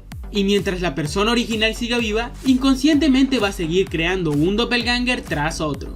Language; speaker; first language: Spanish; native; Spanish